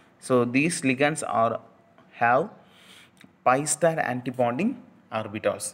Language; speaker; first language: English; non-native, local second language; Tamil